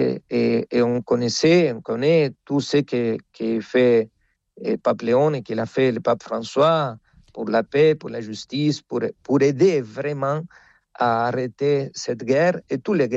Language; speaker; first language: French; non-native, fluent; Spanish